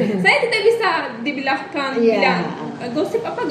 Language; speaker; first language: Indonesian; non-native, learner; Turkish